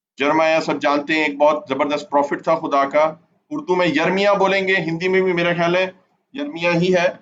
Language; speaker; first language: Urdu; non-native, local second language; Punjabi